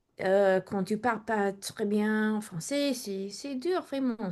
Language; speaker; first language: French; non-native, learner; English